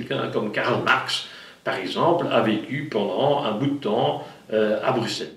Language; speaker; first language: French; native; French